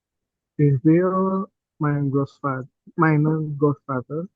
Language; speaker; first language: German; non-native, learner; Indonesian